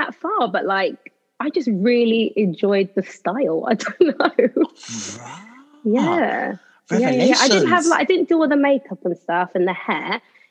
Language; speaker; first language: English; native; English